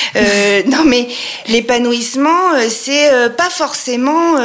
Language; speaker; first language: French; native; French